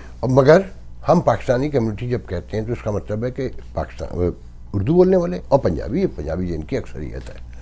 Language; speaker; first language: Urdu; native; Urdu